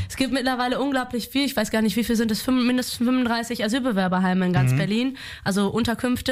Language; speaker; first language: German; native; German